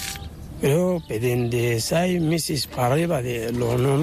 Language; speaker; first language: Spanish; non-native, learner; Arabic